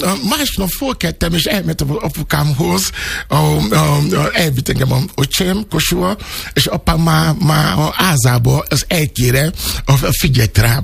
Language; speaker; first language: Hungarian; non-native, fluent; Yoruba